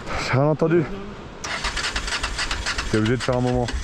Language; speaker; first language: French; native; French